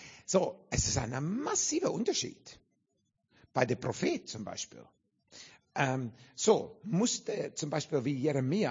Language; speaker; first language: German; non-native, learner; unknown